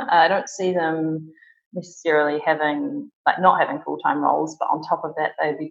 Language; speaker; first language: English; native; English